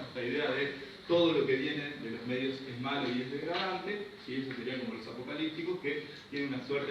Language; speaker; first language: Spanish; native; Spanish